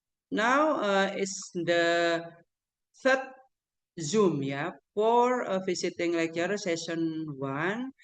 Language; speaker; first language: English; non-native, learner; Indonesian